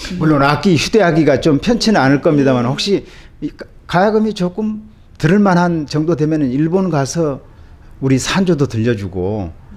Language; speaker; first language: Korean; native; Korean